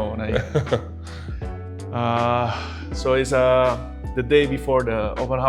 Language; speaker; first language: English; non-native, fluent; Indonesian